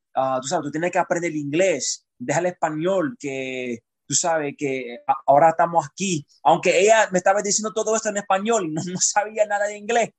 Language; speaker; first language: Spanish; early bilingual, heritage; Spanish